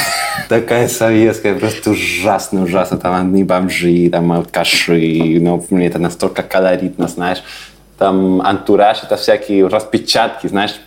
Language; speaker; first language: Russian; non-native, fluent; Spanish